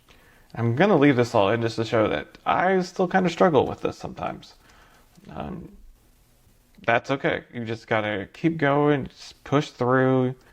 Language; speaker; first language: English; native; English